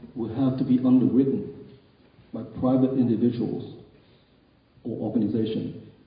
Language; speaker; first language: English; non-native, fluent; Vietnamese